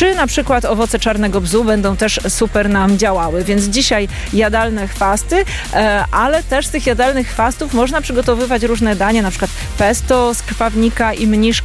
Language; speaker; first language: Polish; native; Polish